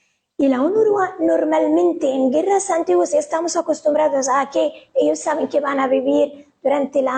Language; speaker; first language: Spanish; non-native, fluent; Arabic